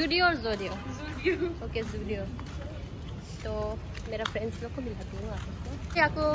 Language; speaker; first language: Hindi; non-native, local second language; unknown